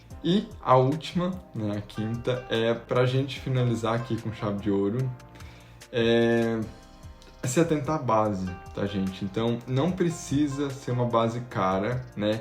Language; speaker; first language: Portuguese; native; Portuguese